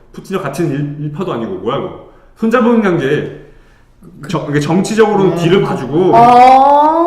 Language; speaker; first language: Korean; native; Korean